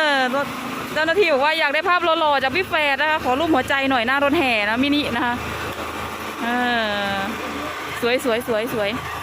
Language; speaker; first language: Thai; native; Thai